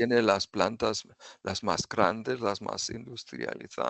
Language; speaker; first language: Spanish; non-native, fluent; German